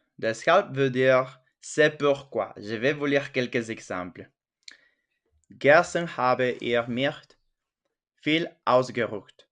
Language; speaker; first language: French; non-native, fluent; Spanish